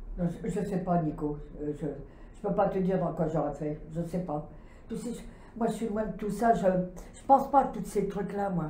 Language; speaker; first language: French; native; French